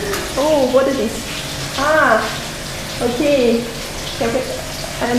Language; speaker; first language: English; non-native, learner; Russian